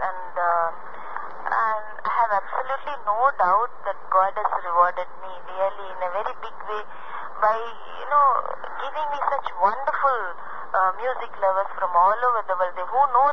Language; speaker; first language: English; non-native, local second language; Tamil